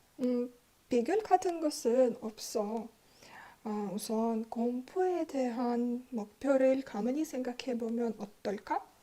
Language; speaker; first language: Korean; non-native, learner; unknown